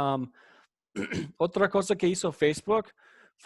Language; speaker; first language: Spanish; non-native, fluent; English